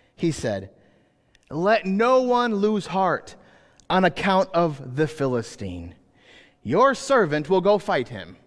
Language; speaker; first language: English; native; English